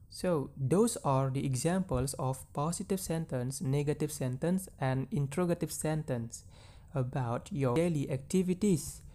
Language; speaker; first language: English; non-native, fluent; Indonesian